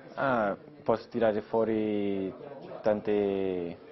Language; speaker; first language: Italian; non-native, fluent; Portuguese